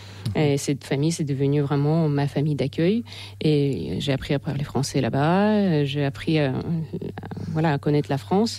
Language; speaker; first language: French; non-native, fluent; Russian